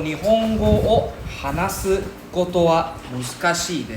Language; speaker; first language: Japanese; non-native, fluent; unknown